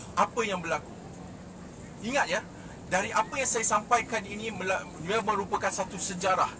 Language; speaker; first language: Malay; native; Malay